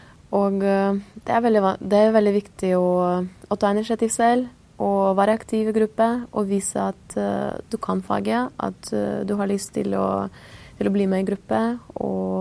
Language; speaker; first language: Norwegian; non-native, fluent; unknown